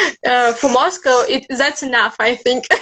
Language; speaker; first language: English; non-native, learner; Russian